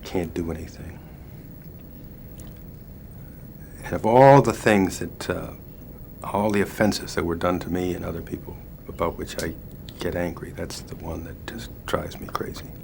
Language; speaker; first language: English; native; English